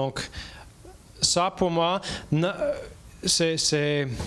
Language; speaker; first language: French; non-native, learner; English